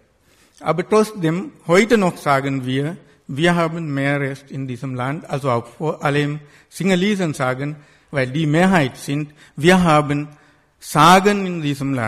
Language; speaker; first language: German; non-native, fluent; Sinhala